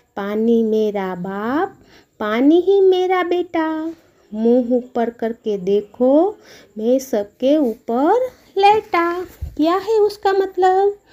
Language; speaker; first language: Hindi; non-native, local second language; Gujarati